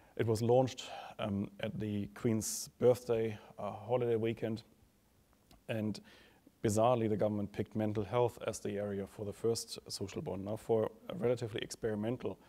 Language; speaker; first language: English; non-native, fluent; German